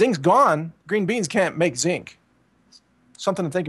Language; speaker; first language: English; native; English